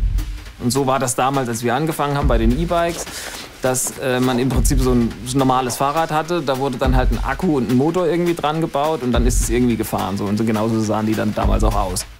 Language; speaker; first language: German; native; German